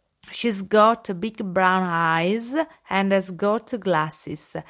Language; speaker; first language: English; non-native, fluent; Italian